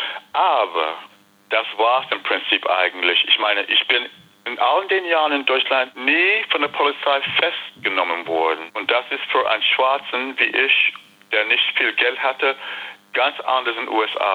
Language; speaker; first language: German; non-native, fluent; English